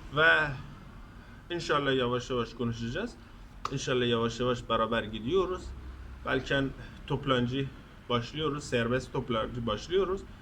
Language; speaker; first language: Turkish; non-native, learner; Persian